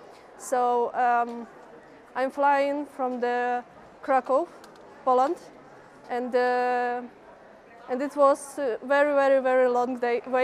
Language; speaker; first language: English; non-native, fluent; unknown